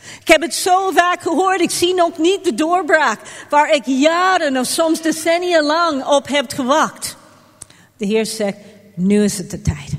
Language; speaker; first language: Dutch; non-native, fluent; English